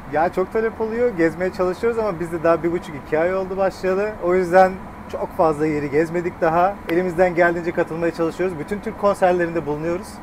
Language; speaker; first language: Turkish; native; Turkish